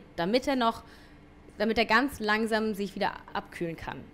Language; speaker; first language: German; native; German